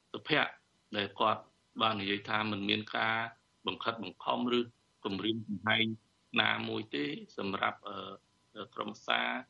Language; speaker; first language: Khmer; native; Khmer